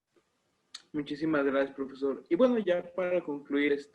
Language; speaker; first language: Spanish; native; Spanish